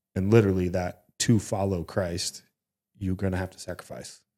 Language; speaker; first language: English; early bilingual, other home language; Italian